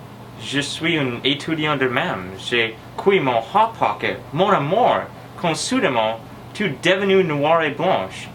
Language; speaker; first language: French; non-native, learner; English